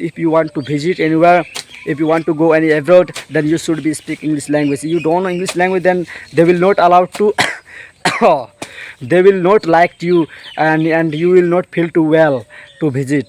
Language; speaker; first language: English; non-native, learner; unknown